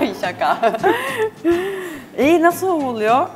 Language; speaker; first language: Turkish; non-native, learner; Portuguese